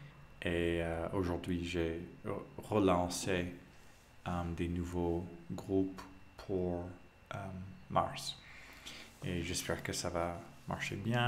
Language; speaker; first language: French; non-native, learner; English